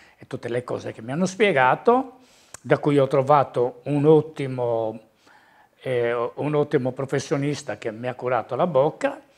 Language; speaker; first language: Italian; native; Italian